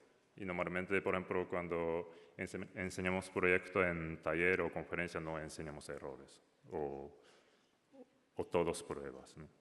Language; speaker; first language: Spanish; non-native, learner; Japanese